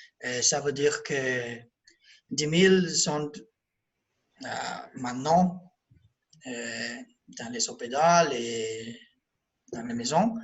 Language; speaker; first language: French; non-native, learner; Spanish